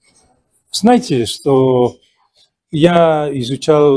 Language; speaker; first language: Russian; non-native, fluent; Spanish